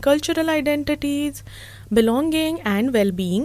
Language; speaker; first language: English; non-native, local second language; Marathi